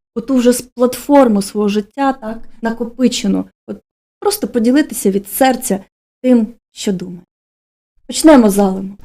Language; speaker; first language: Ukrainian; native; Ukrainian